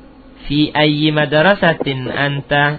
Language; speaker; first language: Arabic; non-native, fluent; Indonesian